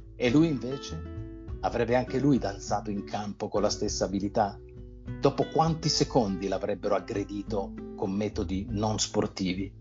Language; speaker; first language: Italian; native; Italian